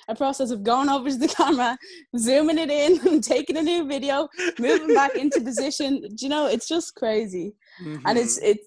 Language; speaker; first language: English; native; English